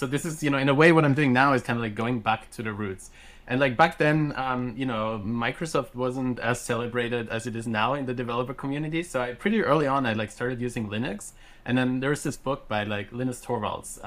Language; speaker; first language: English; non-native, fluent; German